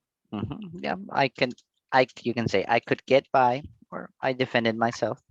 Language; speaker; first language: English; non-native, fluent; Spanish